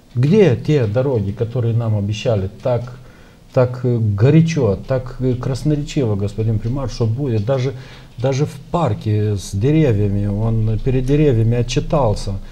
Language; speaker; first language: Russian; non-native, local second language; Romanian